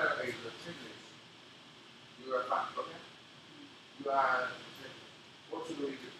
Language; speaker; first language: English; non-native, learner; Chinese